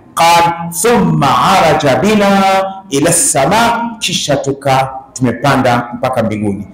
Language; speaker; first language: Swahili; native; Swahili